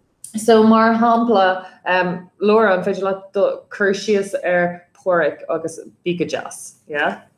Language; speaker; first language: Irish; non-native, fluent; English